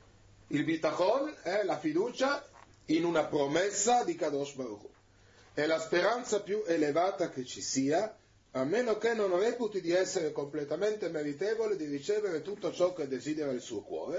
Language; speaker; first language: Italian; native; Italian